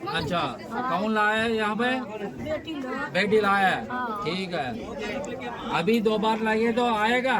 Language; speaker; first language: Hindi; non-native, local second language; Telugu